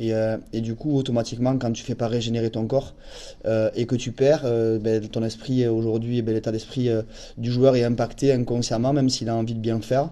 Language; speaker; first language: French; native; French